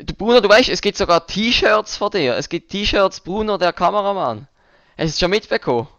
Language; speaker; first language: German; native; German